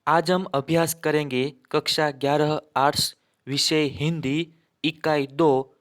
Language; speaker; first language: Hindi; non-native, local second language; Gujarati